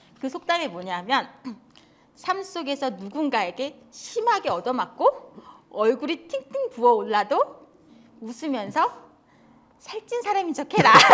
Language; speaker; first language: Korean; native; Korean